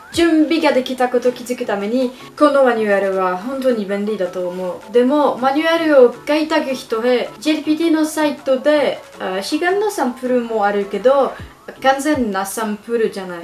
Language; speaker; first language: Japanese; non-native, learner; French